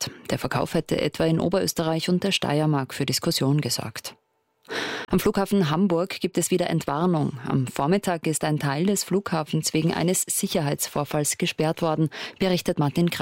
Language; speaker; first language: German; native; German